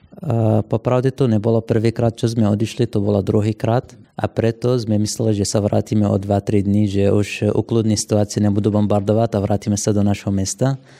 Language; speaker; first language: Slovak; non-native, fluent; Assyrian Neo-Aramaic